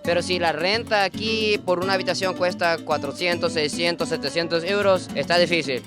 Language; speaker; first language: Spanish; non-native, fluent; English